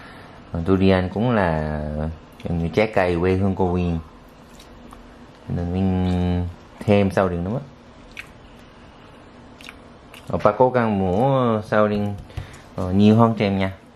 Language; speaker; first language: Vietnamese; non-native, learner; Korean